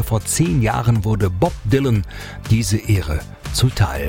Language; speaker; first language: German; native; German